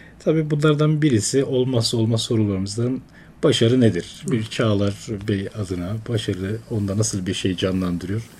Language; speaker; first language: Turkish; native; Turkish